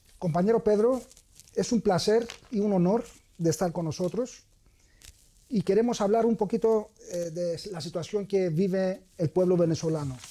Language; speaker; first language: Spanish; non-native, fluent; Greek